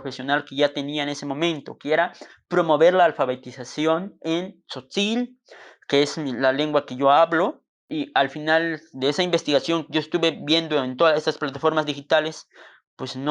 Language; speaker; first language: Spanish; non-native, local second language; Tzotzil